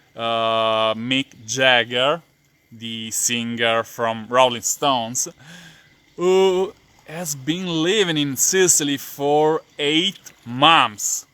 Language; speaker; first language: English; non-native, fluent; Italian